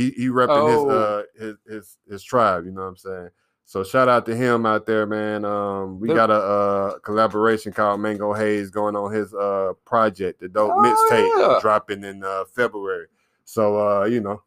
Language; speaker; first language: English; native; English